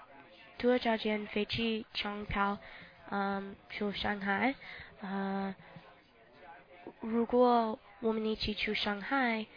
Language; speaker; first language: Chinese; non-native, learner; English